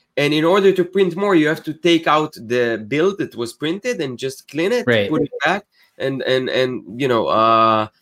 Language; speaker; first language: English; non-native, fluent; Hebrew